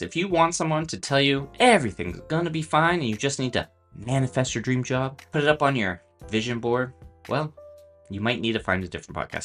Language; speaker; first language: English; native; English